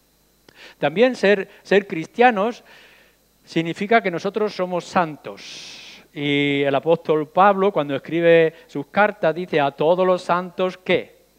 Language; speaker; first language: Spanish; native; Spanish